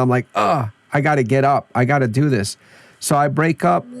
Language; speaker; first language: English; native; English